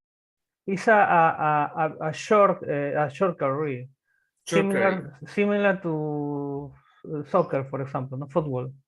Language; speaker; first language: English; non-native, learner; Spanish